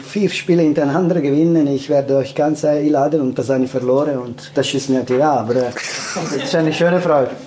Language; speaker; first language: German; non-native, fluent; Italian